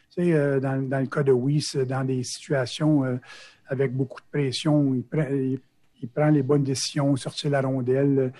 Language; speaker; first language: French; native; French